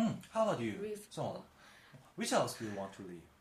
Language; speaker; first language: English; non-native, fluent; Korean